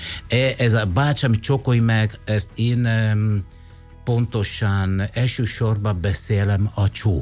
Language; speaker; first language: Hungarian; non-native, fluent; Italian